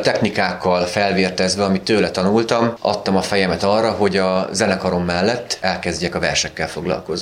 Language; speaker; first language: Hungarian; native; Hungarian